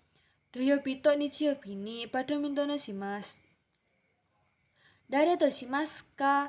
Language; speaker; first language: Japanese; non-native, learner; Indonesian